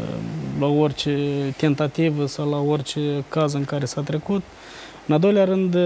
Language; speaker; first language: Romanian; native; Romanian